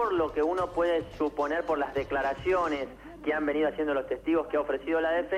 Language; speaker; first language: Spanish; native; Spanish